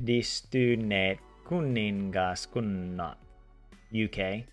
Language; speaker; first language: Finnish; non-native, learner; English